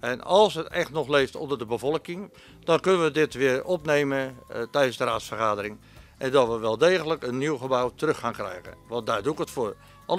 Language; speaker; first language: Dutch; native; Dutch